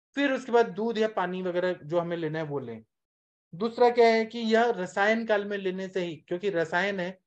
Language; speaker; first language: Hindi; native; Hindi